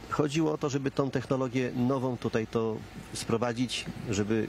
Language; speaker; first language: Polish; native; Polish